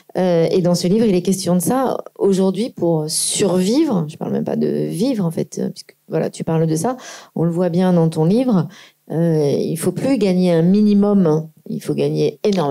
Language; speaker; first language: French; native; French